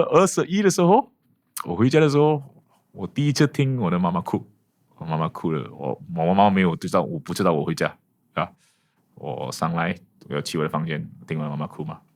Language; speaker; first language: Chinese; non-native, local second language; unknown